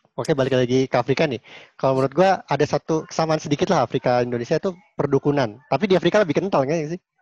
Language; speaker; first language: Indonesian; native; Indonesian